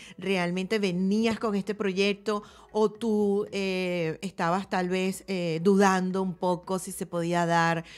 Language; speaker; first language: Spanish; native; Spanish